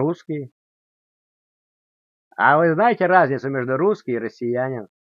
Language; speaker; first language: Russian; native; Russian